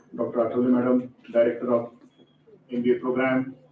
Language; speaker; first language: English; non-native, local second language; Marathi